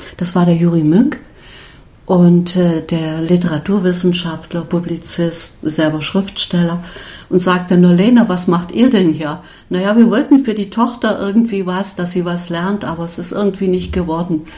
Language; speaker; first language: German; non-native, local second language; Upper Sorbian